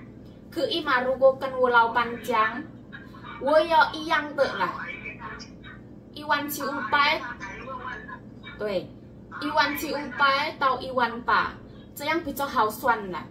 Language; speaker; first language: Chinese; non-native, learner; Javanese